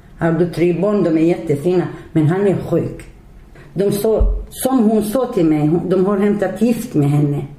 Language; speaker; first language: Swedish; non-native, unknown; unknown